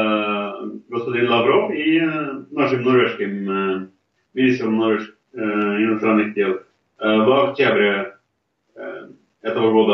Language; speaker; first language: Russian; non-native, fluent; Norwegian